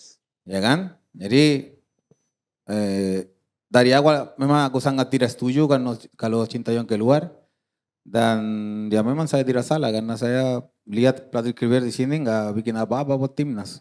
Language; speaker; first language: Indonesian; non-native, fluent; Dutch